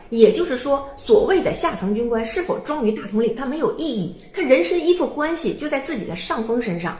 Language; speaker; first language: Chinese; native; Chinese